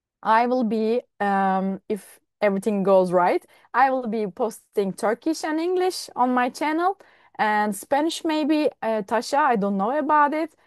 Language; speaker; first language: English; non-native, fluent; Turkish